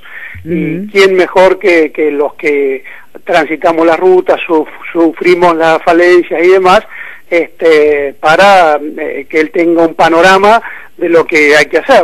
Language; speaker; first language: Spanish; native; Spanish